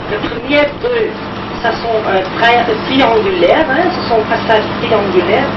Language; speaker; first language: French; non-native, learner; Dutch